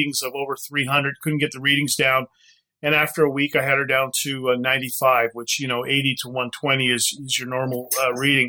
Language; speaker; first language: English; native; English